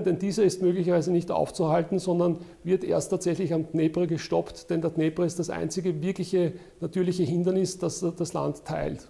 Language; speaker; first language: German; native; German